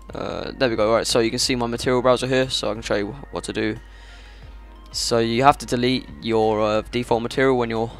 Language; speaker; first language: English; native; English